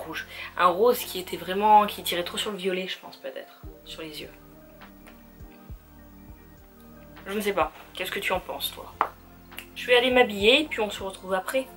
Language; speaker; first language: French; native; French